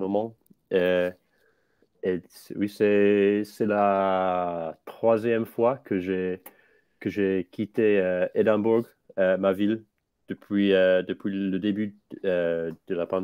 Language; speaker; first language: French; non-native, fluent; English